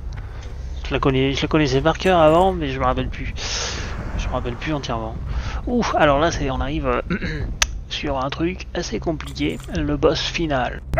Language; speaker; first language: French; native; French